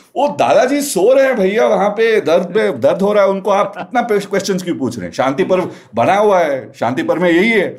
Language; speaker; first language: Hindi; non-native, local second language; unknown